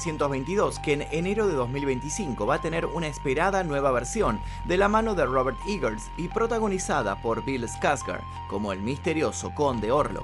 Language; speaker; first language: Spanish; native; Spanish